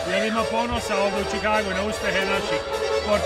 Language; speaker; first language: Serbian; native; Serbian